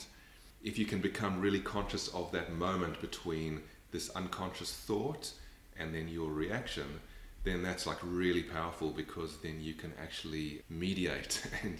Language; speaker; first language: English; native; English